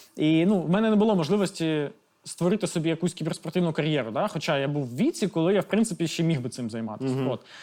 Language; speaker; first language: Ukrainian; non-native, local second language; Russian